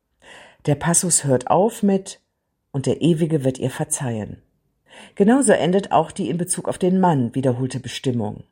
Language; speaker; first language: German; native; German